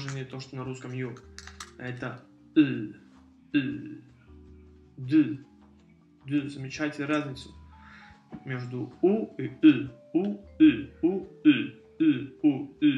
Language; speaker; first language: Russian; early bilingual, heritage; Russian